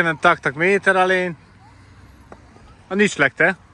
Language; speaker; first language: Dutch; non-native, learner; Polish